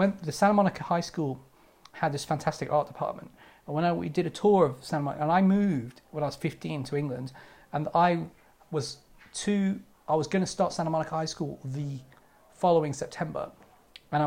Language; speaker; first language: English; native; English